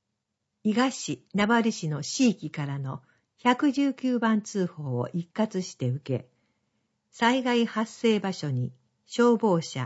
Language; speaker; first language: Japanese; native; Japanese